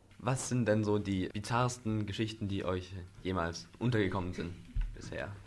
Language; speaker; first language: German; native; German